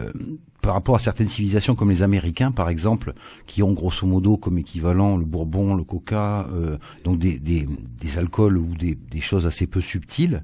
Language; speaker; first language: French; native; French